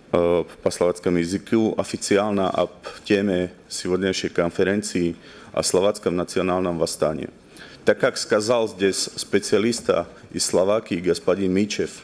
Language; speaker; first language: Russian; non-native, learner; Slovak